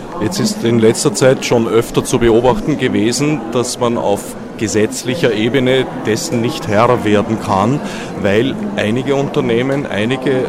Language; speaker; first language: German; native; German